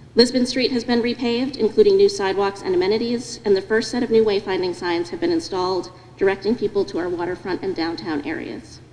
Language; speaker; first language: English; native; English